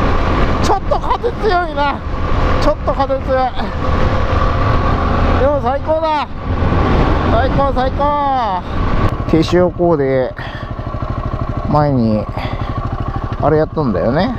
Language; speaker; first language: Japanese; native; Japanese